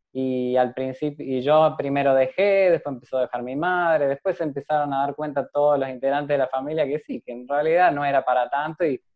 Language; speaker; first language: Spanish; native; Spanish